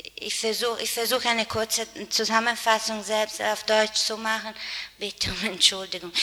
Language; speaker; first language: German; non-native, fluent; Italian